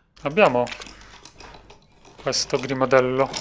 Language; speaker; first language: Italian; non-native, fluent; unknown